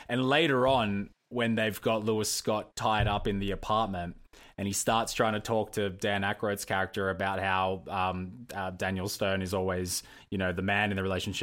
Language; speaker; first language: English; native; English